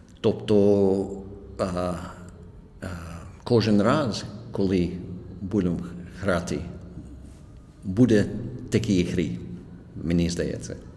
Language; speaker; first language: Ukrainian; non-native, learner; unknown